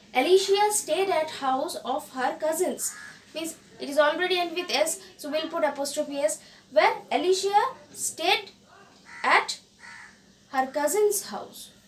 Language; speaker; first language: English; non-native, local second language; Bangla